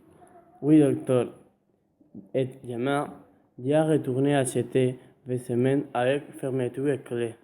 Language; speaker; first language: French; non-native, learner; Spanish